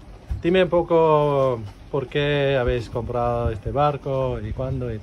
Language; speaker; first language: Spanish; non-native, fluent; English